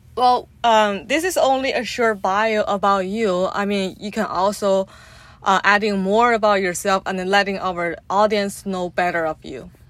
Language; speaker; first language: English; non-native, fluent; Chinese